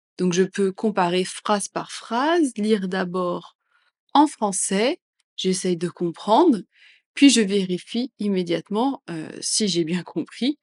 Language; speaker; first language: French; native; French